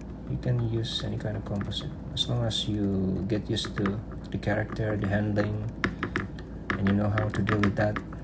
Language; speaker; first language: English; non-native, fluent; Indonesian